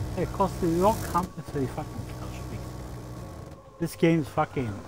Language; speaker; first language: English; native; English